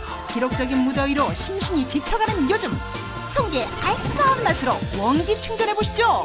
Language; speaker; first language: Korean; native; Korean